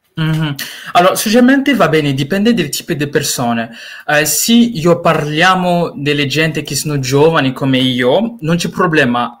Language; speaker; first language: Italian; non-native, learner; Malagasy